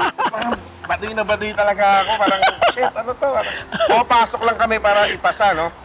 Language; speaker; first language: Filipino; non-native, local second language; Cebuano